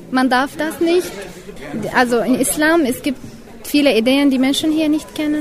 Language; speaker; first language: German; non-native, fluent; Arabic